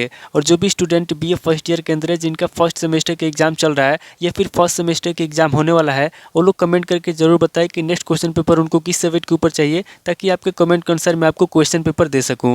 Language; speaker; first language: Hindi; native; Hindi